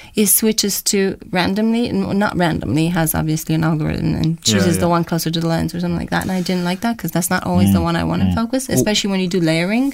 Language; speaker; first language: English; non-native, fluent; Romanian